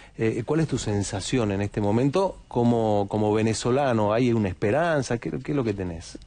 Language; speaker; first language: Spanish; native; Spanish